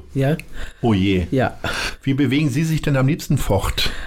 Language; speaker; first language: German; native; German